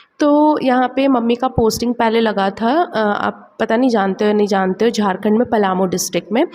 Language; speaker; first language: Hindi; non-native, local second language; Malayalam